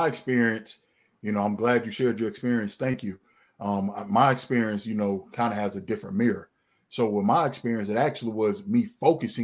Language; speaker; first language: English; native; English